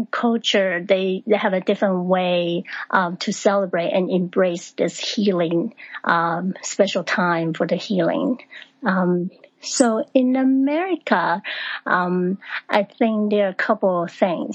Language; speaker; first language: English; non-native, fluent; Chinese